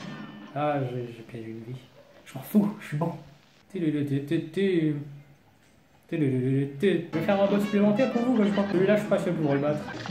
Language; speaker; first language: French; non-native, local second language; Morisyen